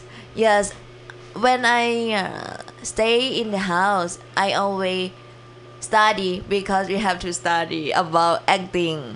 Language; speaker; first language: English; non-native, learner; Thai